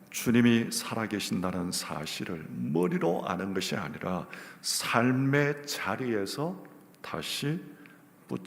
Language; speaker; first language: Korean; native; Korean